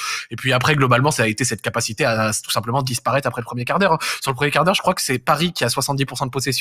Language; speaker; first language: French; native; French